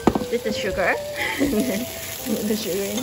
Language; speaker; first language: English; non-native, local second language; Cantonese